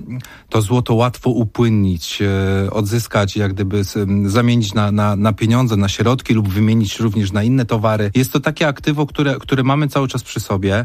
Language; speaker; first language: Polish; native; Polish